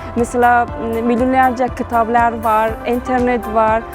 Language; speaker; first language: Turkish; non-native, learner; Persian